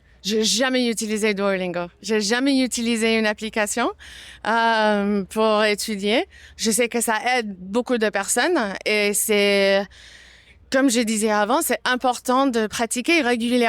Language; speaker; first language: French; non-native, fluent; English